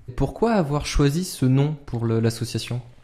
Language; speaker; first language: French; native; French